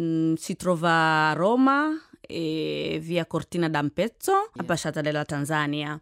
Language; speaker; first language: Italian; non-native, fluent; Swahili